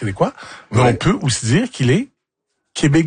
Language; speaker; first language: French; native; French